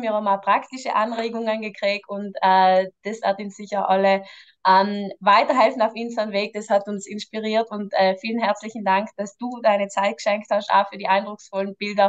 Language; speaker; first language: German; native; German